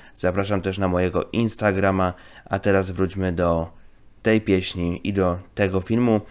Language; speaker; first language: Polish; native; Polish